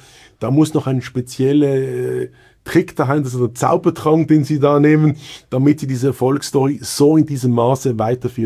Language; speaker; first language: German; native; German